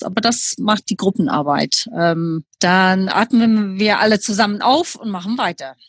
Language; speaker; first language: German; non-native, fluent; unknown